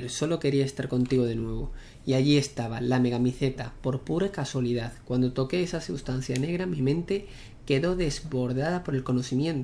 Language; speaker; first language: Spanish; native; Spanish